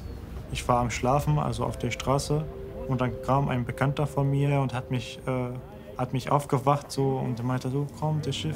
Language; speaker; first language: German; non-native, fluent; Arabic